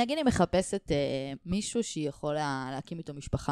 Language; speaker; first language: Hebrew; native; Hebrew